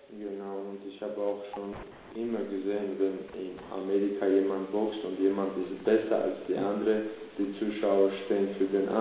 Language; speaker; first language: German; early bilingual, other home language; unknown